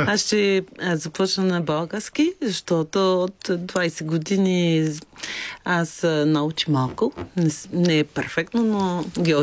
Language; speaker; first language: Bulgarian; non-native, learner; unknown